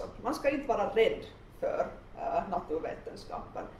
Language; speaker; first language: Swedish; non-native, local second language; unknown